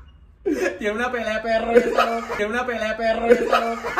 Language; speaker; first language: Spanish; native; Spanish